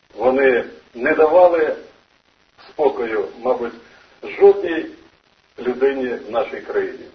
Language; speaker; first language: Ukrainian; non-native, local second language; Russian